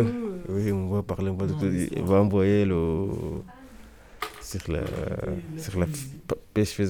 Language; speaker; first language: French; non-native, learner; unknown